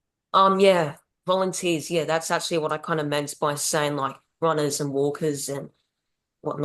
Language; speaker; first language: English; native; English